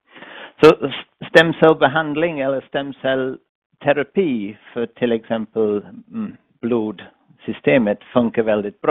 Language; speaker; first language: Swedish; non-native, fluent; English